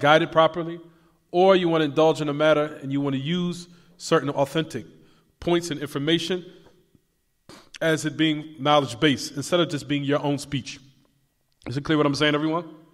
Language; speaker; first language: English; native; English